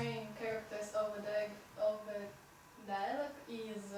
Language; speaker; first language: English; non-native, learner; Russian